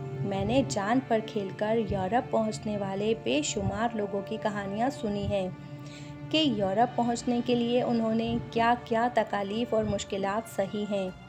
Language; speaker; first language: Urdu; non-native, local second language; Punjabi